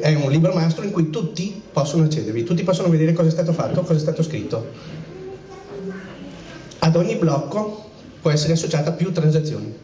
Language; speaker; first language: Italian; native; Italian